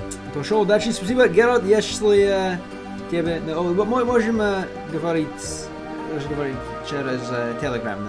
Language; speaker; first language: Russian; non-native, learner; English